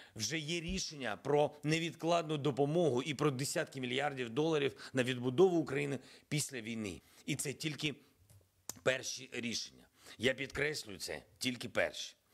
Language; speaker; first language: Ukrainian; non-native, local second language; Russian